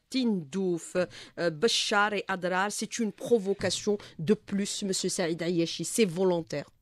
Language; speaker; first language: French; non-native, local second language; Arabic